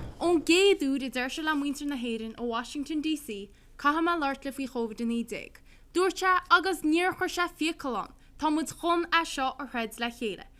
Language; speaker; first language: Irish; native; Irish